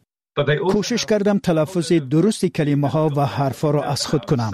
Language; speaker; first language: Persian; non-native, fluent; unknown